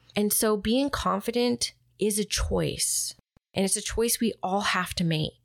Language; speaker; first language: English; native; English